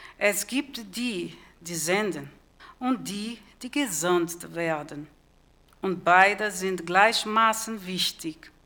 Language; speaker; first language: German; non-native, fluent; Portuguese